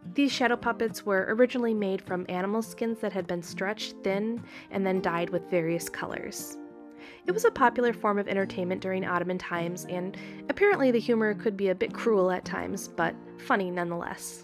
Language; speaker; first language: English; native; English